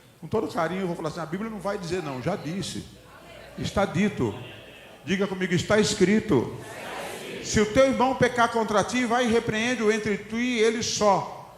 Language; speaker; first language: Portuguese; native; Portuguese